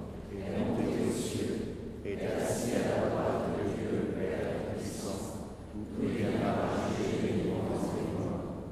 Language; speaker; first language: French; native; French